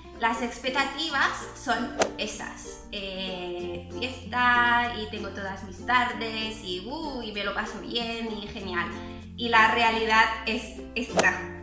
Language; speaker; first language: Spanish; non-native, fluent; French